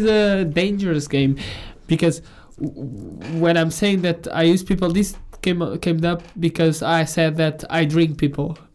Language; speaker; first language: English; non-native, fluent; Portuguese